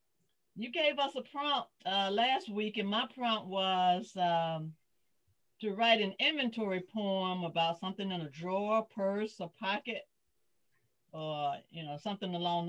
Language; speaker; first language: English; native; English